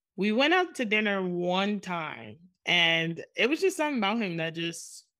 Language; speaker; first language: English; native; English